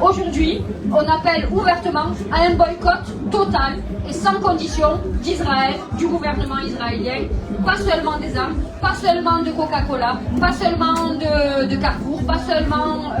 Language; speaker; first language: French; native; French